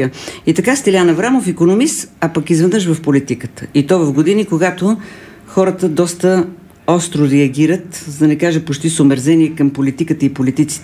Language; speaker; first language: Bulgarian; native; Bulgarian